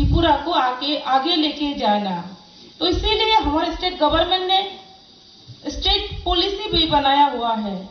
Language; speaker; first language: Hindi; non-native, local second language; Chakma